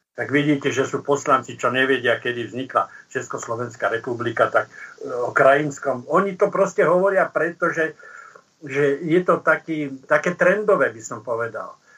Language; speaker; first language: Slovak; native; Slovak